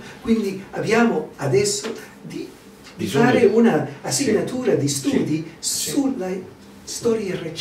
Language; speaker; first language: Italian; non-native, fluent; English